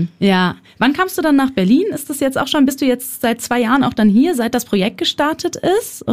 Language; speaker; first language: German; native; German